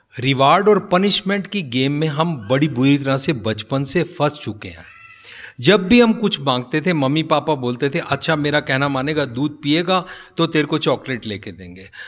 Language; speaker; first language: Hindi; non-native, local second language; Punjabi